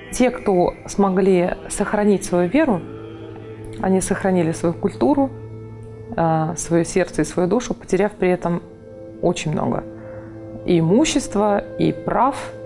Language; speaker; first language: Russian; native; Russian